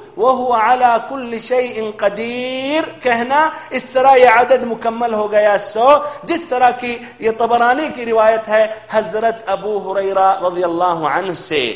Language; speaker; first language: Urdu; native; Urdu